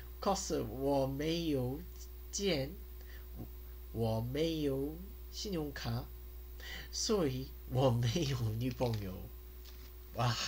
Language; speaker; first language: Chinese; non-native, learner; Korean